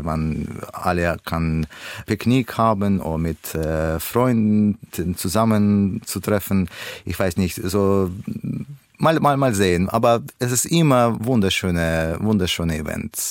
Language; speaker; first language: German; non-native, learner; Russian